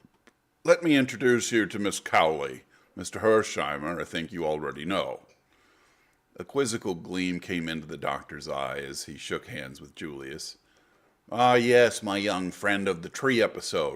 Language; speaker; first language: English; native; English